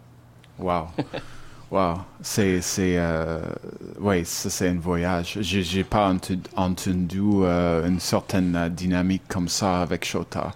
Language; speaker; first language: French; non-native, learner; English